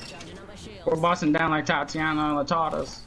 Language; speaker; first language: English; native; English